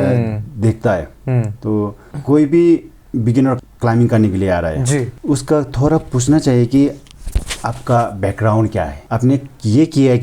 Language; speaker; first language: Hindi; non-native, fluent; Sherpa